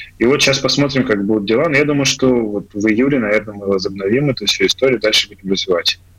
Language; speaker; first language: Russian; native; Russian